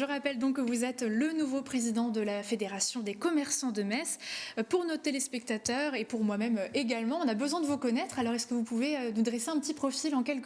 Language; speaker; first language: French; native; French